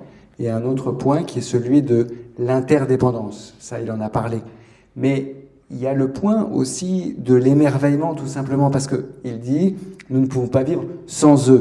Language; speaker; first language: French; native; French